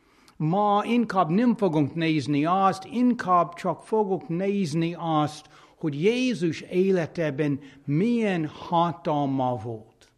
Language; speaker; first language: Hungarian; non-native, fluent; English